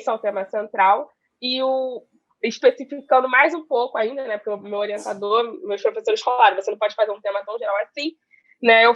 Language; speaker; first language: Portuguese; native; Portuguese